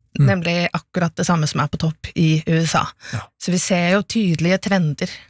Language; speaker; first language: Norwegian; native; Norwegian